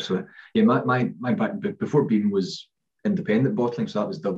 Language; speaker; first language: English; native; English